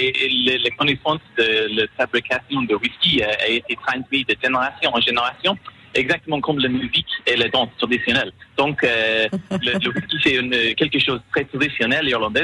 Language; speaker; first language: French; non-native, learner; English